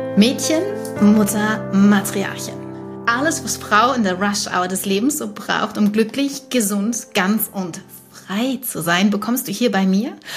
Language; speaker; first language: German; native; German